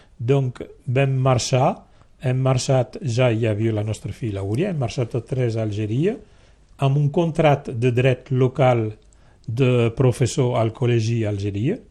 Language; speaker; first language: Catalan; non-native, local second language; French